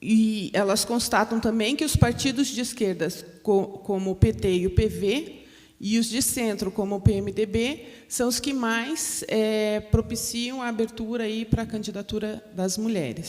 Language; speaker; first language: Portuguese; native; Portuguese